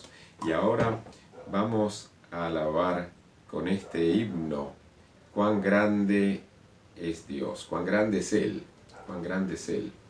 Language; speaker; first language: Spanish; native; Spanish